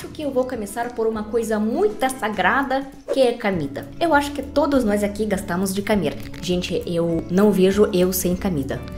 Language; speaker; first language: Portuguese; non-native, fluent; Russian